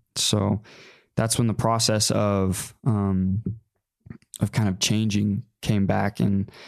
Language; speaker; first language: English; native; English